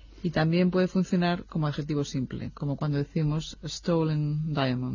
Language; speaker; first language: Spanish; native; Spanish